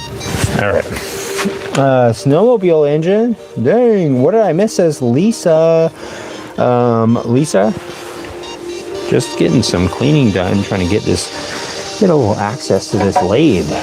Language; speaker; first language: English; native; English